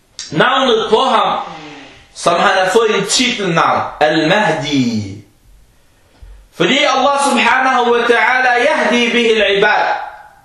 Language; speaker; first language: Danish; early bilingual, other home language; Arabic